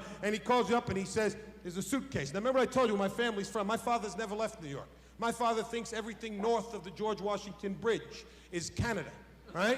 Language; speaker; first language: English; native; English